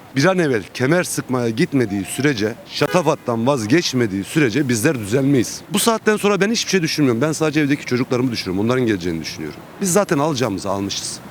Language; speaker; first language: Turkish; native; Turkish